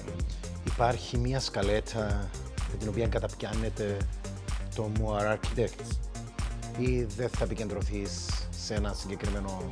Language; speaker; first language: Greek; native; Greek